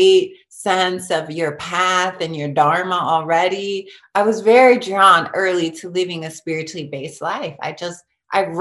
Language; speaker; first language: English; native; English